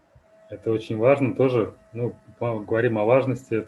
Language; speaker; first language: Russian; native; Russian